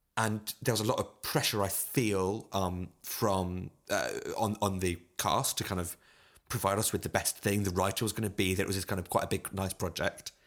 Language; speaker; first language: English; native; English